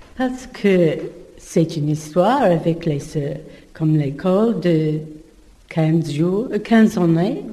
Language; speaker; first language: French; non-native, learner; English